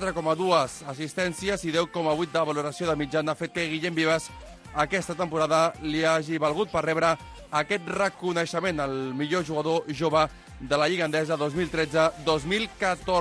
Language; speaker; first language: Catalan; native; Catalan